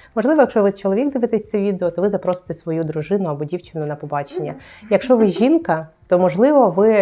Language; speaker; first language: Ukrainian; native; Ukrainian